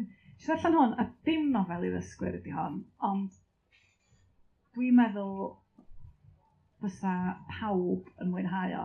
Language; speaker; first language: Welsh; native; Welsh